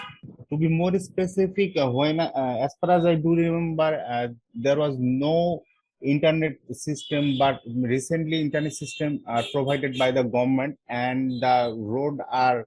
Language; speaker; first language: English; non-native, learner; Bangla